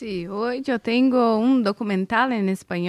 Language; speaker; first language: Spanish; non-native, fluent; Portuguese